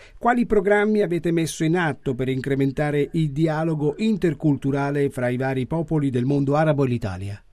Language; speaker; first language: Italian; native; Italian